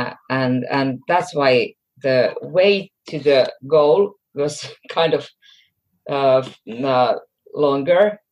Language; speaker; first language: English; non-native, fluent; Finnish